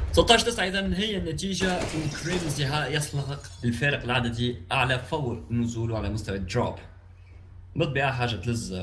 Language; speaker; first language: Arabic; native; Arabic